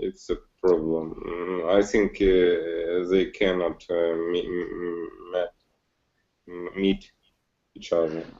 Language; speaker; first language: English; non-native, learner; Russian